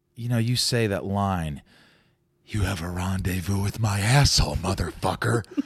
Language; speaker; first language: English; native; English